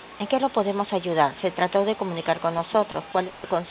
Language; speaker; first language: Spanish; native; Spanish